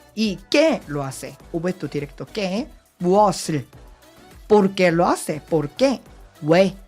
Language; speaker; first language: Spanish; non-native, learner; Korean